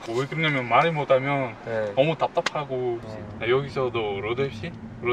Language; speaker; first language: Korean; non-native, fluent; Uzbek